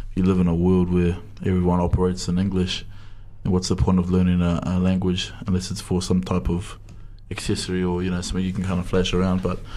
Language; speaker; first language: English; native; English